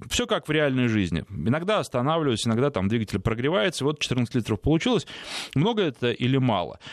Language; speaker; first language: Russian; native; Russian